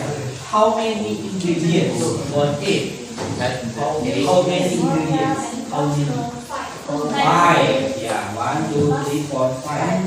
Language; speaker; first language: English; non-native, learner; Indonesian